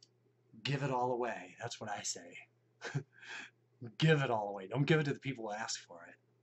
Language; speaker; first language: English; native; English